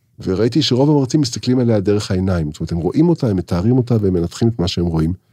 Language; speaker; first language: Hebrew; native; Hebrew